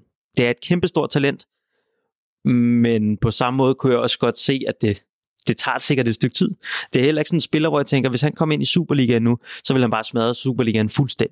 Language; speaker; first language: Danish; native; Danish